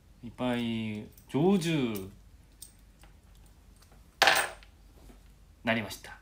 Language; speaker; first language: Japanese; non-native, learner; Korean